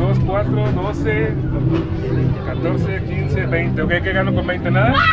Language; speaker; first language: Spanish; native; Spanish